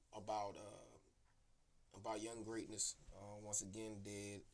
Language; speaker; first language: English; native; English